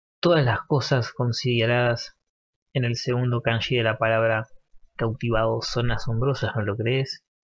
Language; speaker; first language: Spanish; native; Spanish